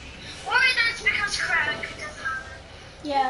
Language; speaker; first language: English; native; English